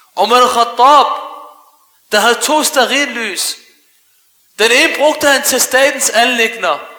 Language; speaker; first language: Danish; early bilingual, other home language; Arabic